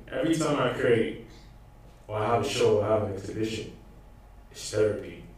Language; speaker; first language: English; non-native, local second language; Akan